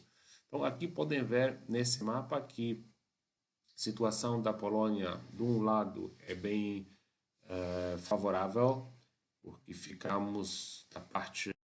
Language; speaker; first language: Portuguese; non-native, fluent; Polish